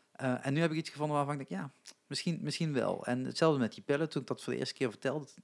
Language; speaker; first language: Dutch; native; Dutch